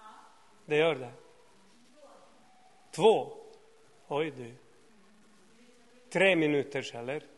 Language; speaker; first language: Swedish; non-native, fluent; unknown